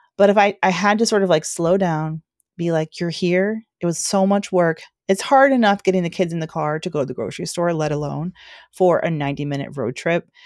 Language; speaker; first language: English; native; English